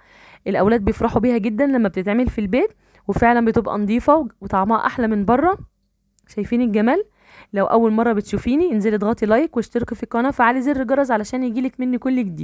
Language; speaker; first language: Arabic; native; Arabic